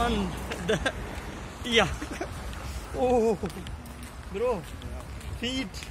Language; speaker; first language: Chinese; non-native, learner; Hindi